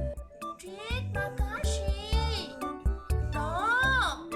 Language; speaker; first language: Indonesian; non-native, learner; Vietnamese